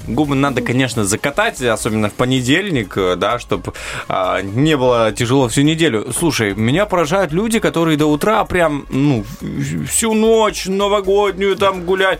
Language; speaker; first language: Russian; non-native, local second language; Romanian